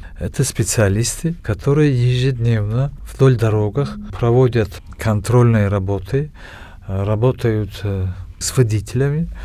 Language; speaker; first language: Russian; non-native, local second language; Tajik